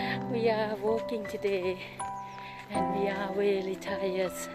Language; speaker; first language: English; non-native, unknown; Thai